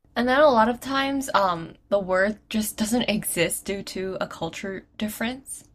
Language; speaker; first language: English; early bilingual, other home language; Chinese